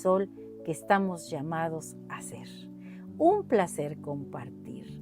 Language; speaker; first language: Spanish; native; Spanish